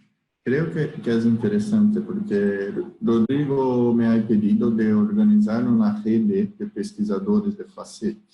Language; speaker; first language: Spanish; non-native, learner; Portuguese